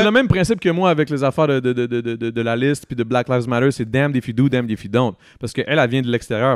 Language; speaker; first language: French; native; French